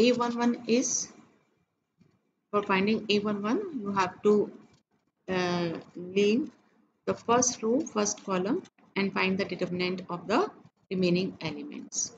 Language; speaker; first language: English; non-native, local second language; Hindi